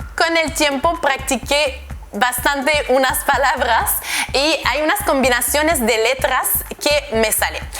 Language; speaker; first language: Spanish; non-native, fluent; French